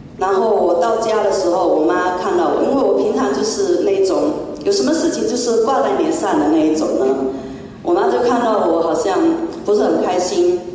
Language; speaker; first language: Chinese; native; Chinese